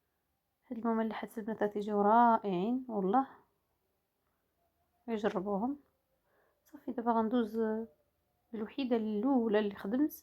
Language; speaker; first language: Arabic; native; Arabic